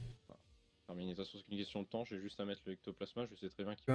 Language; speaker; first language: French; native; French